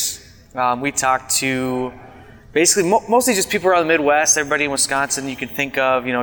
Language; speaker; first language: English; native; English